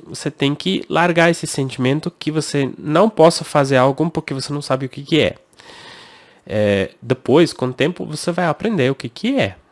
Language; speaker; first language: Portuguese; non-native, fluent; English